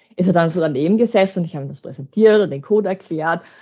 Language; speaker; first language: German; native; German